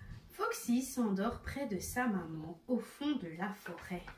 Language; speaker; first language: French; native; French